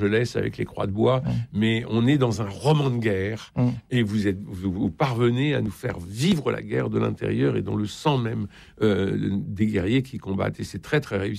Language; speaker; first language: French; native; French